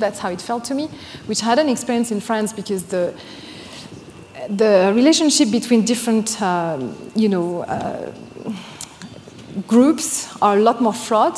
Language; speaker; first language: English; non-native, fluent; French